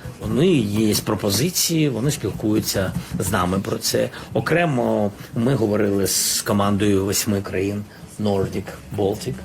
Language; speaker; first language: Ukrainian; non-native, local second language; Russian